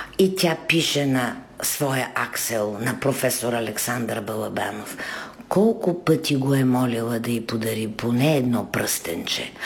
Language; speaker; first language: Bulgarian; native; Bulgarian